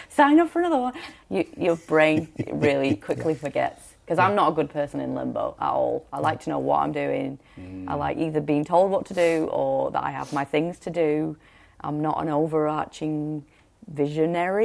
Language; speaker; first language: English; native; English